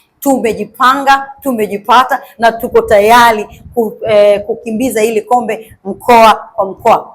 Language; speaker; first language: Swahili; native; Swahili